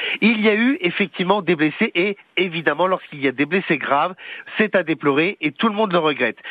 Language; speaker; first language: French; native; French